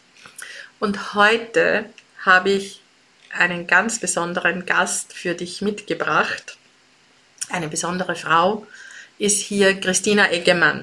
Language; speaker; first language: German; native; German